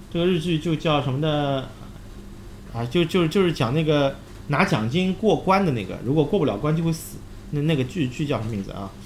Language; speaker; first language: Chinese; native; Chinese